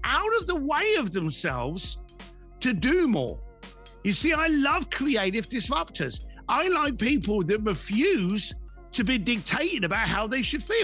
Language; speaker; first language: English; native; English